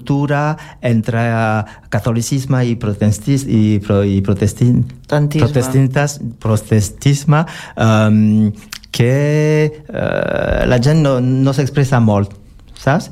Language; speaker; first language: Catalan; non-native, learner; French